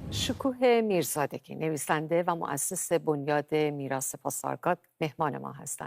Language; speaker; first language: Persian; native; Persian